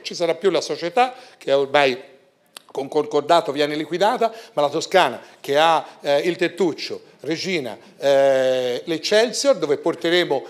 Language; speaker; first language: Italian; native; Italian